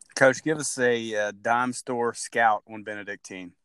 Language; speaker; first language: English; native; English